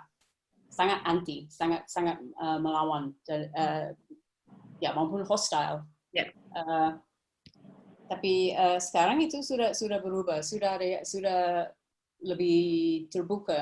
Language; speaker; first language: Indonesian; non-native, fluent; English